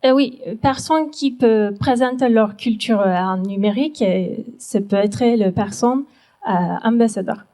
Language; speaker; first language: French; non-native, learner; Turkish